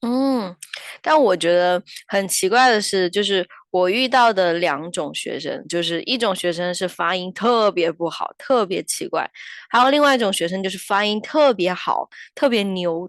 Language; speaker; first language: Chinese; native; Chinese